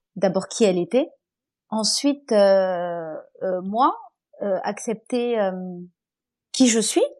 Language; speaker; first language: French; non-native, local second language; Arabic